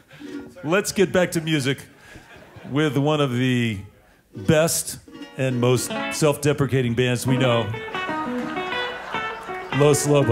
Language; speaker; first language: English; native; English